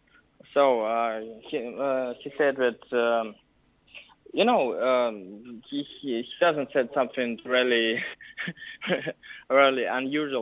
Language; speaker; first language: English; non-native, learner; Russian